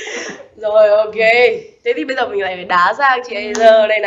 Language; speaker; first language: Vietnamese; native; Vietnamese